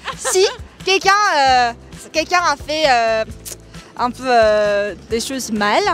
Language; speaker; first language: French; non-native, fluent; Korean